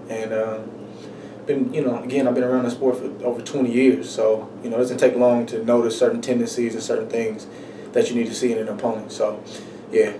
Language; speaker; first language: English; native; English